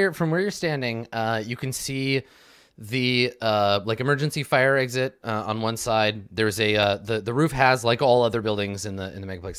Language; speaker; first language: English; native; English